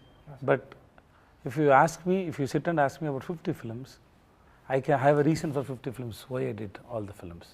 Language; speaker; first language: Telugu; non-native, learner; Tamil